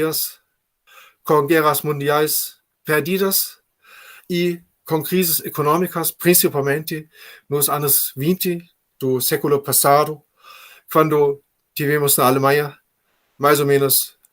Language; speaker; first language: Portuguese; non-native, fluent; German